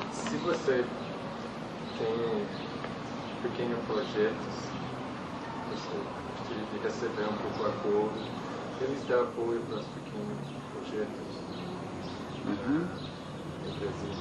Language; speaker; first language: Portuguese; non-native, fluent; English